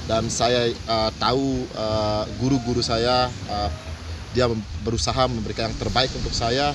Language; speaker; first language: Indonesian; non-native, local second language; Balinese